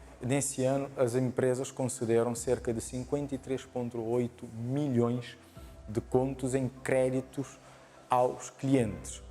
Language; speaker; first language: Portuguese; non-native, local second language; Kabuverdianu